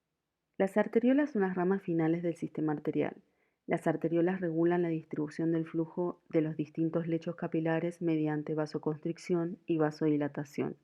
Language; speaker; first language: Spanish; native; Spanish